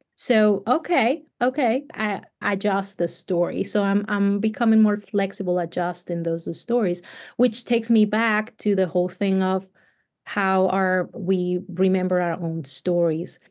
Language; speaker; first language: English; non-native, fluent; Spanish